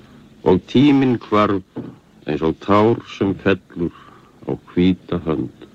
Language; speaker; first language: Icelandic; native; Icelandic